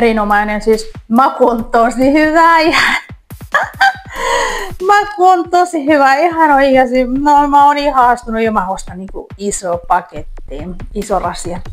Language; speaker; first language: Finnish; non-native, learner; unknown